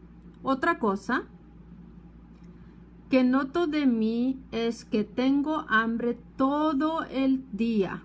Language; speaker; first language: Spanish; non-native, fluent; English